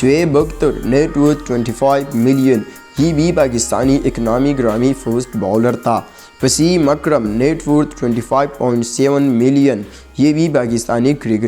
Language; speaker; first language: Hindi; native; Hindi